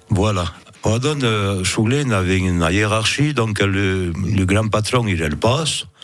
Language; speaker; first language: French; non-native, local second language; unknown